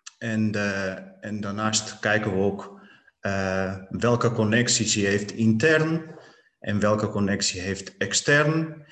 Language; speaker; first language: Dutch; non-native, fluent; Portuguese